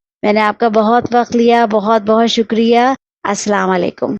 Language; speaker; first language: Urdu; native; Urdu